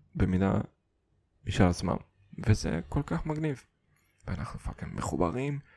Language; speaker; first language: Hebrew; non-native, fluent; Russian